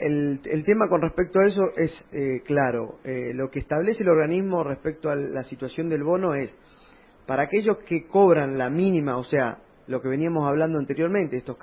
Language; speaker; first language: Spanish; native; Spanish